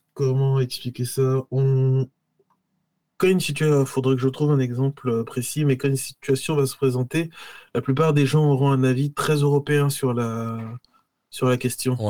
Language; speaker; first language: French; native; French